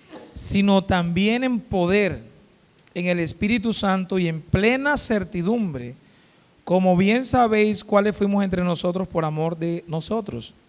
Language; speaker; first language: Spanish; native; Spanish